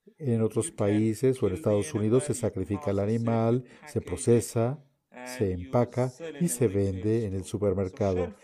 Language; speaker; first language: Spanish; non-native, fluent; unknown